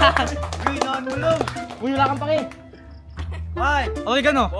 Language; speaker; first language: Filipino; native; Filipino